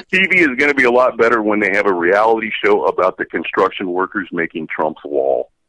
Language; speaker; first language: English; native; English